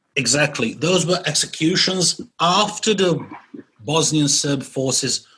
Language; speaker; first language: English; non-native, fluent; Bosnian